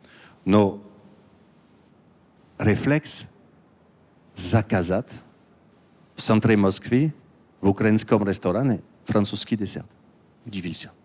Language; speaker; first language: Russian; non-native, learner; French